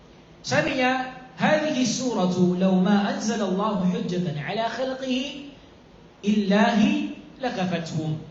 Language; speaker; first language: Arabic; non-native, fluent; Filipino